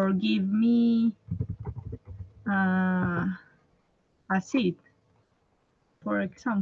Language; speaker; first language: English; non-native, learner; Spanish